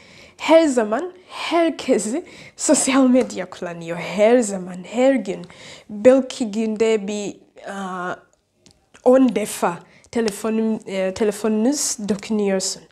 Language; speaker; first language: Turkish; non-native, learner; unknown